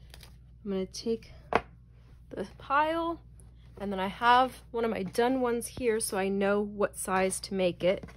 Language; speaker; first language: English; native; English